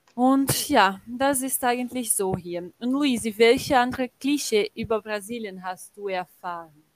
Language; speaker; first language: German; non-native, fluent; Portuguese